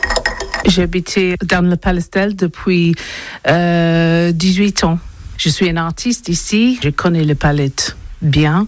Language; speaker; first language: French; non-native, learner; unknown